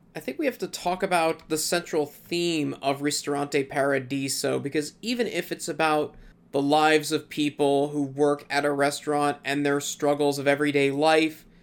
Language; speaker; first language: English; native; English